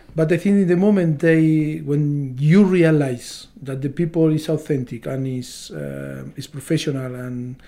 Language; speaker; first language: English; non-native, learner; Spanish